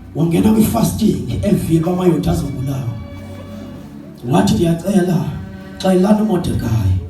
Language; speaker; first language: Zulu; non-native, local second language; Xhosa